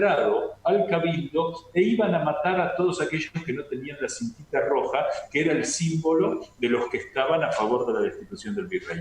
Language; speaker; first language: Spanish; native; Spanish